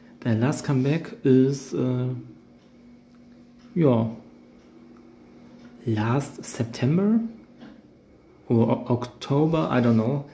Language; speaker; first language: English; non-native, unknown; German